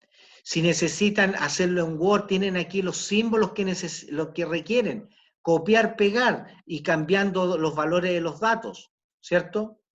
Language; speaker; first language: Spanish; native; Spanish